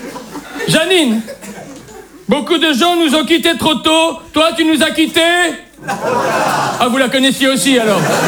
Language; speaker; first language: French; native; French